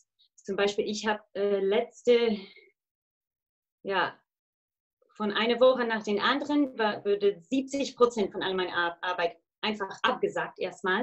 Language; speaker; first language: German; non-native, fluent; English